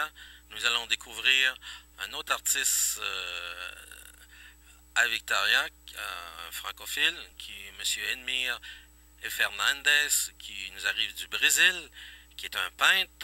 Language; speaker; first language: French; native; French